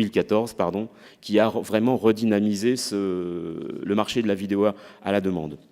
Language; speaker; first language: French; native; French